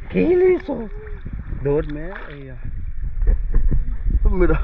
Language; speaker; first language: Spanish; non-native, learner; Telugu